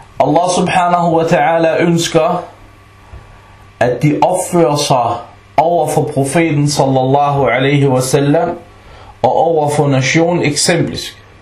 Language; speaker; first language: Danish; non-native, local second language; Arabic